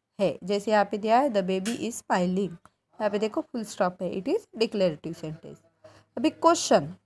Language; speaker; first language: Hindi; non-native, local second language; Marathi